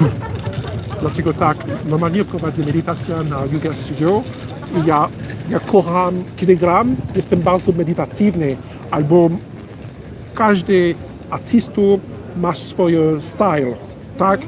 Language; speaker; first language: Polish; non-native, learner; French